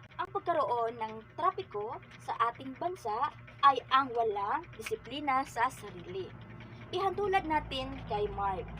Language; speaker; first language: Filipino; non-native, local second language; Cebuano